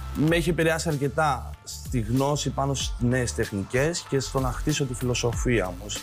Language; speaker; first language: Greek; native; Greek